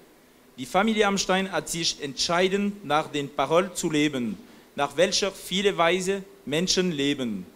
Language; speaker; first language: German; non-native, fluent; French